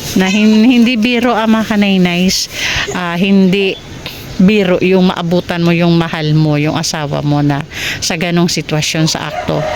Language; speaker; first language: Filipino; native; Filipino